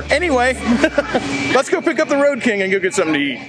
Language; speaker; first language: English; native; English